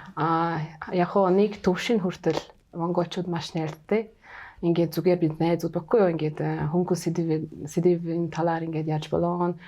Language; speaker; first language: Mongolian; non-native, fluent; Hungarian